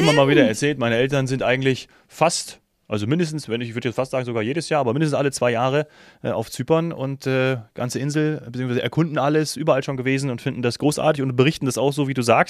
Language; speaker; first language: German; native; German